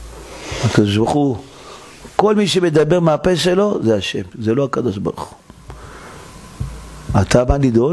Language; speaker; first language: Hebrew; native; Hebrew